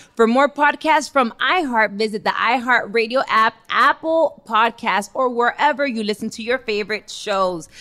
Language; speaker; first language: English; early bilingual, other home language; Spanish